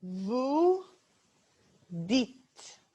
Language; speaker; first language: French; non-native, fluent; English